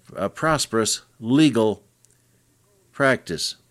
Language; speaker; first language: English; native; English